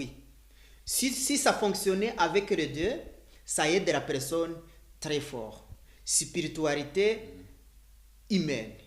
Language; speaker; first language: French; non-native, learner; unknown